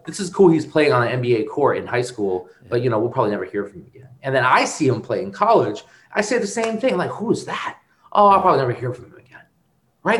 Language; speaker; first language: English; native; English